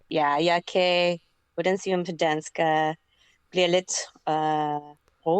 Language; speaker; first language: Danish; non-native, learner; English